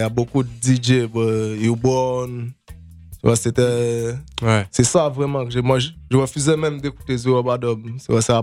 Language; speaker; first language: French; native; French